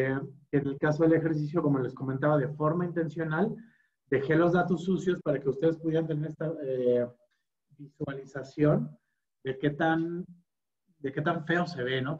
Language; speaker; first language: Spanish; native; Spanish